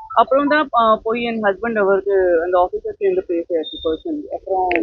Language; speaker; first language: Tamil; non-native, learner; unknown